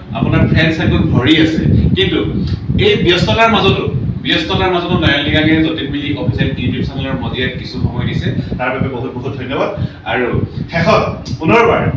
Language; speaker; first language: Assamese; non-native, local second language; Mising